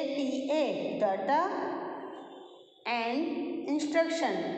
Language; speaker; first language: Hindi; native; Hindi